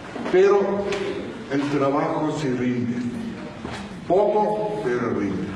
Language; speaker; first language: Spanish; non-native, fluent; Dutch